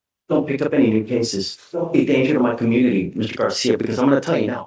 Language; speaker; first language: English; native; English